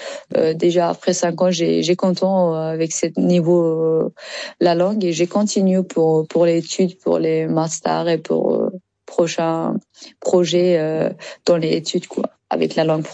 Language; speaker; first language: French; non-native, learner; Persian